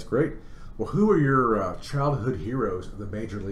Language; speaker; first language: English; native; English